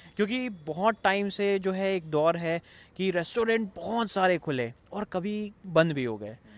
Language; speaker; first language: Hindi; native; Hindi